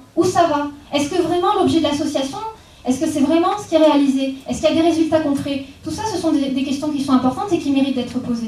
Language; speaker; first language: French; native; French